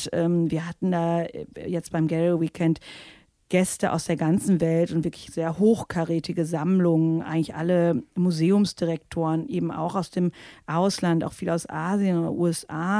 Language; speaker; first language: German; native; German